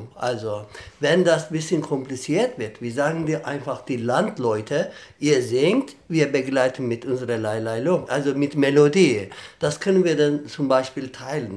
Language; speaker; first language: German; non-native, fluent; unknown